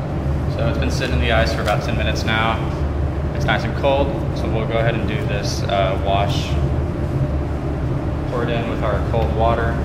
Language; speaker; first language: English; native; English